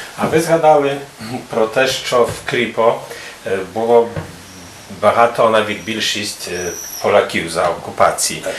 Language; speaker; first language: Ukrainian; early bilingual, heritage; Ukrainian